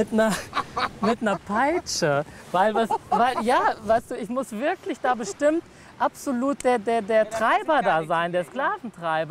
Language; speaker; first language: German; native; German